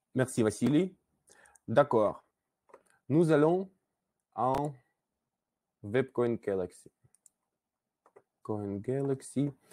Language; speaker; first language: French; non-native, learner; Russian